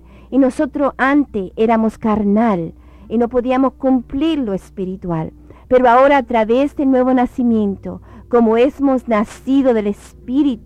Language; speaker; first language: Spanish; native; Spanish